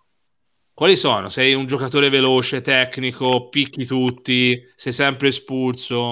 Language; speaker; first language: Italian; native; Italian